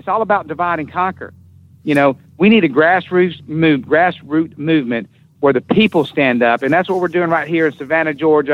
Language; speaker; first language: English; native; English